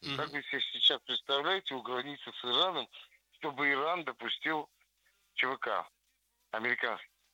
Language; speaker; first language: Russian; non-native, local second language; Armenian